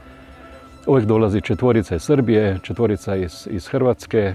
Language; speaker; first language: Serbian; non-native, learner; Slovenian